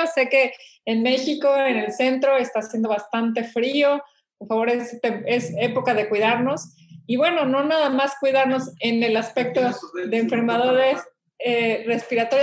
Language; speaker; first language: Spanish; native; Spanish